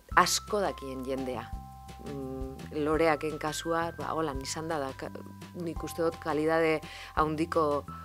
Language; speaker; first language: Basque; non-native, local second language; Spanish